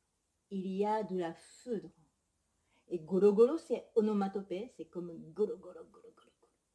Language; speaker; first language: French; non-native, fluent; Japanese